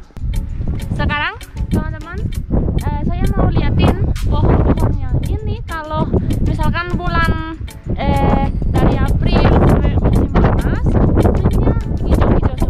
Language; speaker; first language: Indonesian; non-native, fluent; Spanish